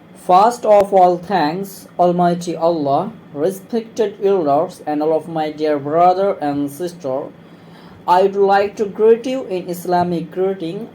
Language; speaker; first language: English; non-native, local second language; Bangla